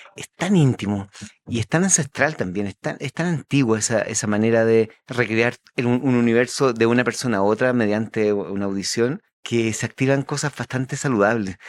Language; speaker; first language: Spanish; native; Spanish